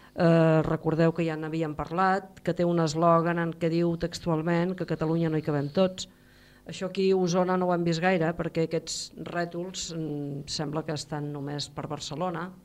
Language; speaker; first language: Catalan; native; Catalan